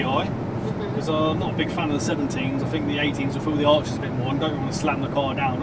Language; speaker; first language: English; native; English